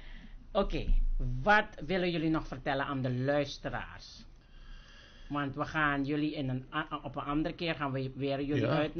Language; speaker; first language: Dutch; native; Dutch